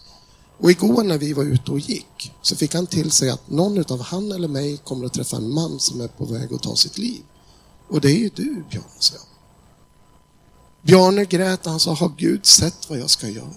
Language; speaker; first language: Swedish; native; Swedish